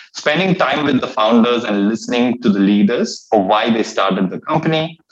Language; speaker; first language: English; non-native, local second language; Malayalam